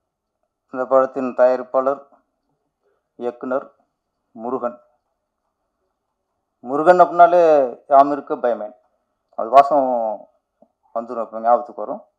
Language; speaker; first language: Tamil; native; Tamil